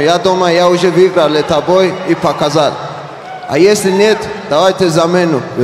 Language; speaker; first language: Russian; non-native, learner; Persian